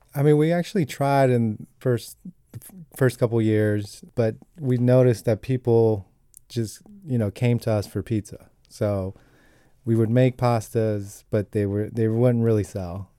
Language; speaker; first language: English; non-native, fluent; Italian